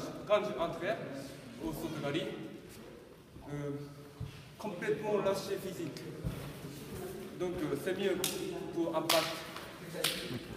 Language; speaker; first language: French; non-native, learner; Japanese